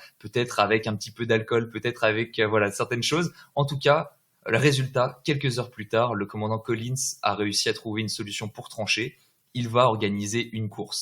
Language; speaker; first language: French; native; French